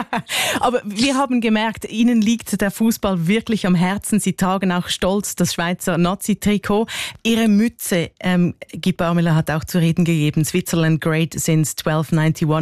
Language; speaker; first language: German; native; German